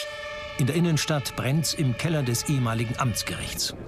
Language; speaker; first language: German; native; German